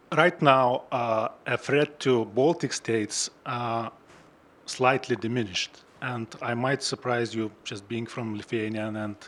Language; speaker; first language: English; non-native, fluent; Lithuanian